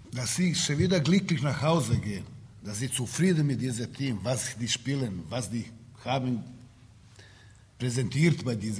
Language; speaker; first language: German; non-native, learner; Serbian